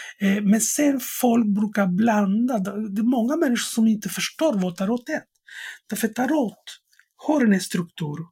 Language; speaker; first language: Swedish; non-native, fluent; Spanish